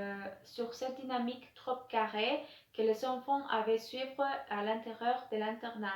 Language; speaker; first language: French; non-native, learner; Spanish